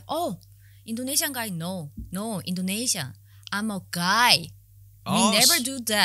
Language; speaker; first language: English; non-native, learner; Korean